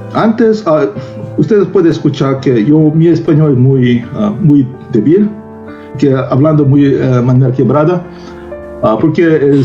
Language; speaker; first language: Spanish; non-native, learner; Korean